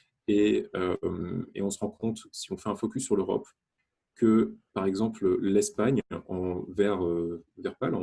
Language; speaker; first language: French; native; French